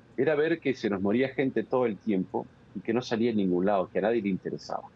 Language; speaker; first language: Spanish; native; Spanish